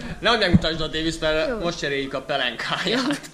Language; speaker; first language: Hungarian; native; Hungarian